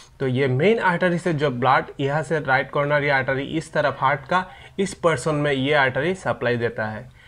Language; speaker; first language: Hindi; non-native, local second language; Bangla